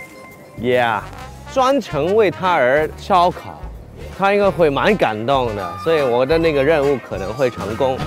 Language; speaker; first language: Chinese; non-native, local second language; Cantonese